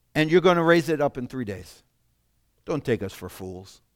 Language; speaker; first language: English; non-native, fluent; Italian